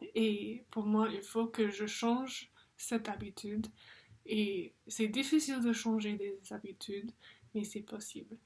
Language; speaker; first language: French; non-native, fluent; English